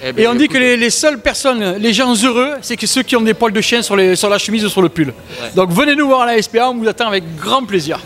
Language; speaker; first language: French; native; French